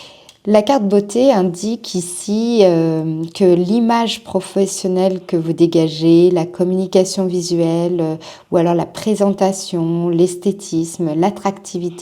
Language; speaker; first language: French; native; French